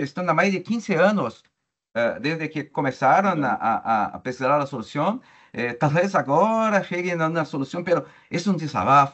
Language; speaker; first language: Spanish; non-native, learner; Portuguese